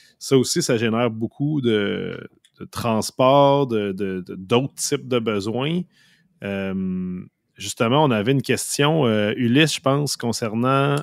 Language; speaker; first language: French; native; French